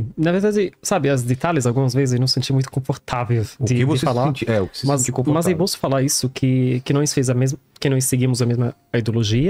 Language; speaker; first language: Portuguese; non-native, learner; Arabic